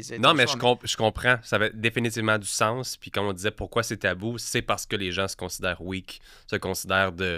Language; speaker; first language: French; native; French